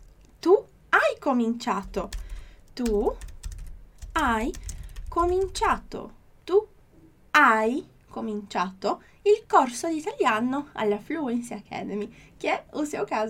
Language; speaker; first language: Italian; non-native, fluent; Portuguese